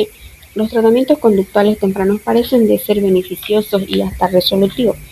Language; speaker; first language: Spanish; native; Spanish